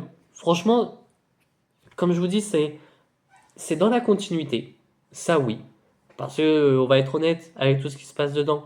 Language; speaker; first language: French; native; French